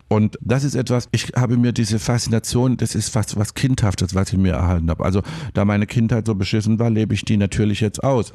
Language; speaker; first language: German; native; German